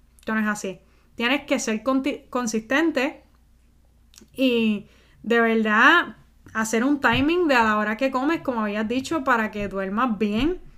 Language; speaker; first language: Spanish; early bilingual, heritage; Spanish